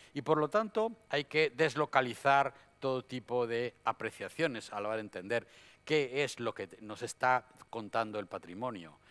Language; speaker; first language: Spanish; native; Spanish